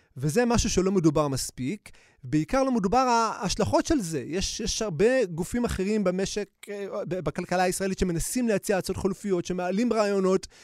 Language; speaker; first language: Hebrew; native; Hebrew